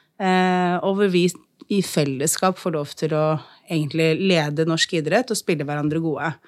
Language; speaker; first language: Norwegian; early bilingual, other home language; Arabic